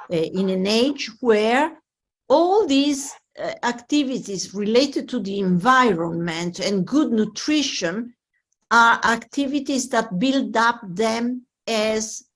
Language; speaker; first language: English; non-native, fluent; Italian